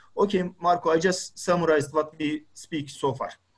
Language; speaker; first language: English; non-native, fluent; Turkish